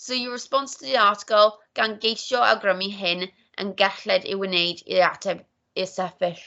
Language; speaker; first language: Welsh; non-native, local second language; English